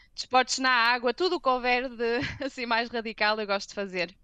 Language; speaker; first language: Portuguese; native; Portuguese